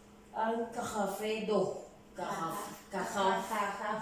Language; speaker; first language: French; non-native, learner; Spanish